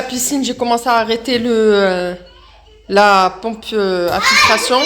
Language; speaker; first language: French; native; French